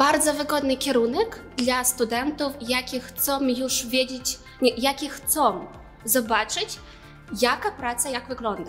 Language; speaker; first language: Polish; non-native, learner; Ukrainian